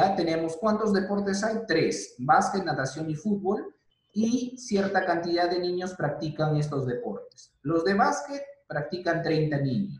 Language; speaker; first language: Spanish; native; Spanish